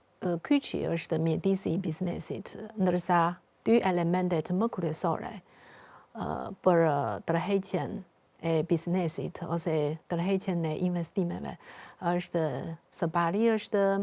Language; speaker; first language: Albanian; non-native, fluent; Chinese